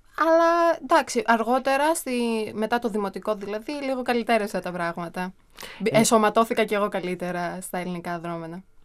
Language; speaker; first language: Greek; early bilingual, other home language; Armenian